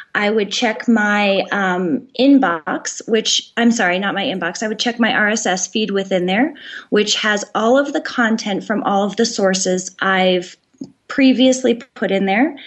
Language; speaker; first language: English; native; English